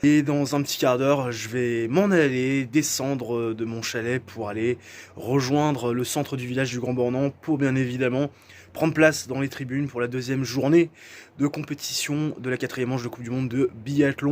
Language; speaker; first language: French; native; French